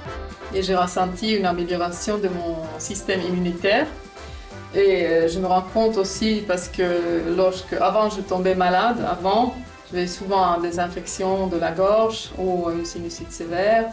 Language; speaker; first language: French; non-native, fluent; Finnish